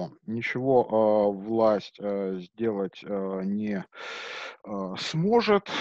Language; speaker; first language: Russian; native; Russian